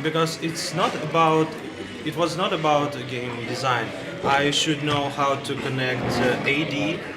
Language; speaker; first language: English; non-native, learner; Russian